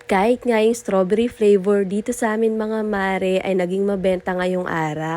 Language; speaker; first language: Filipino; native; Filipino